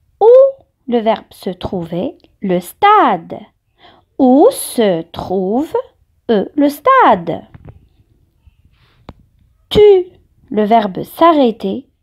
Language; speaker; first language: French; non-native, local second language; Arabic